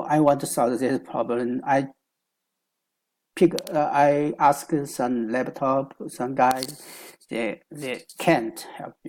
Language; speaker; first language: English; non-native, learner; Chinese